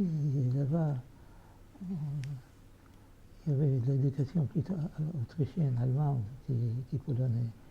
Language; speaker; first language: French; non-native, fluent; Yiddish